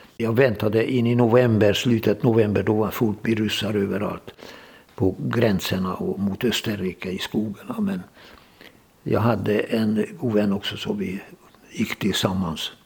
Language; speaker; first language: Swedish; non-native, fluent; Hungarian